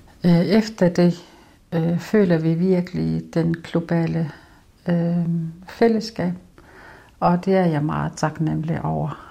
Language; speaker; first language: Danish; non-native, local second language; Kalaallisut